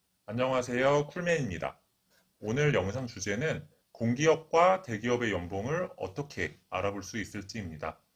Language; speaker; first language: Korean; native; Korean